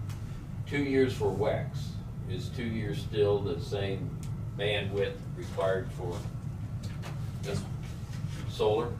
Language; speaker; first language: English; native; English